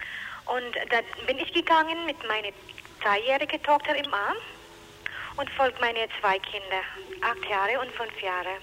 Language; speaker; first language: German; non-native, learner; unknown